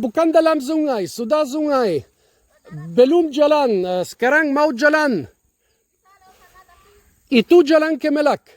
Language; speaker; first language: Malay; non-native, learner; German